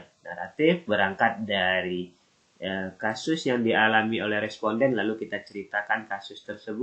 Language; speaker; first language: Indonesian; native; Indonesian